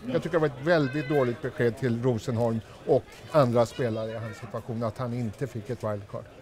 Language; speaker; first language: Swedish; native; Swedish